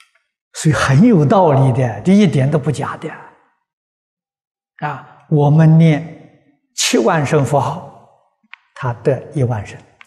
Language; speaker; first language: Chinese; native; Chinese